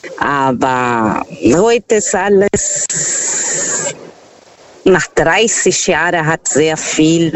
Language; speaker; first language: German; non-native, fluent; Portuguese